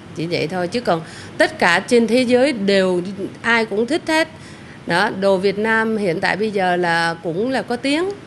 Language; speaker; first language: Vietnamese; native; Vietnamese